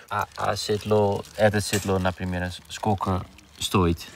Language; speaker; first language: Russian; non-native, fluent; Dutch